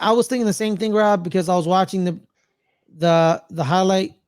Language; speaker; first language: English; native; English